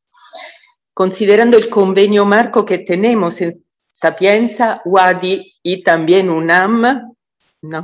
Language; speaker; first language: Spanish; non-native, fluent; Italian